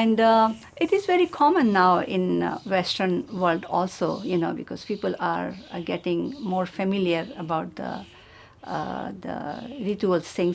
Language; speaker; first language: English; non-native, local second language; Hindi